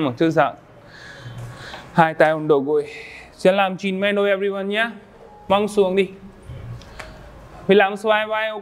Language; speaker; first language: Vietnamese; non-native, learner; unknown